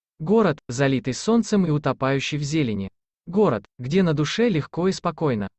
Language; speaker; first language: Russian; native; Russian